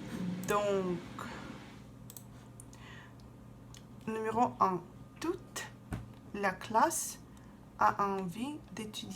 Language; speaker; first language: French; non-native, fluent; Russian